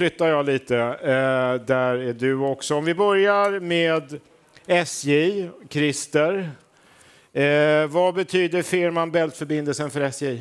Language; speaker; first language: Swedish; native; Swedish